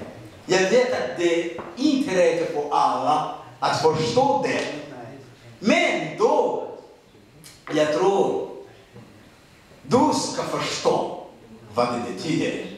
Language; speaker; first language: Swedish; non-native, learner; Rundi